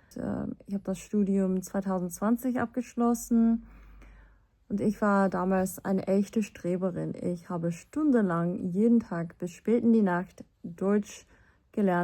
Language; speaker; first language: German; non-native, fluent; Korean